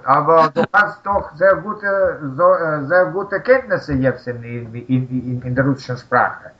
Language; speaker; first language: German; non-native, learner; Russian